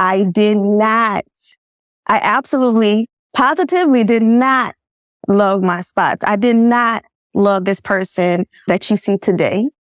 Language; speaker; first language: English; native; English